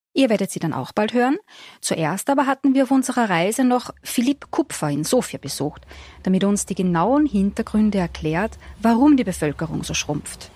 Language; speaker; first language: German; native; German